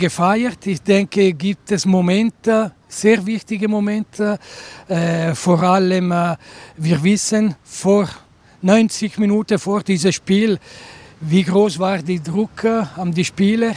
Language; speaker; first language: German; non-native, local second language; Italian